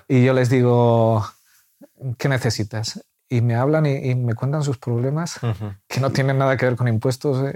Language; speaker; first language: Spanish; native; Spanish